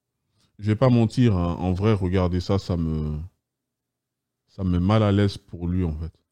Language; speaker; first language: French; native; French